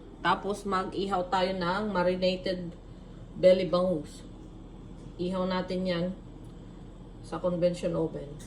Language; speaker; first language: Filipino; native; Filipino